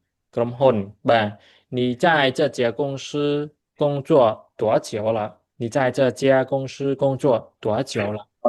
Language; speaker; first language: Chinese; non-native, local second language; Khmer